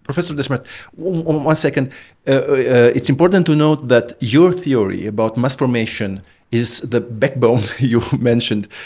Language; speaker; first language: English; non-native, fluent; Romanian